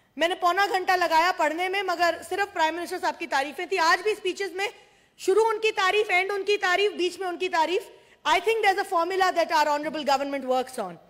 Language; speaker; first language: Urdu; non-native, local second language; Sindhi